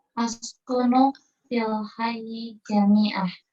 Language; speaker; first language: Arabic; non-native, learner; Indonesian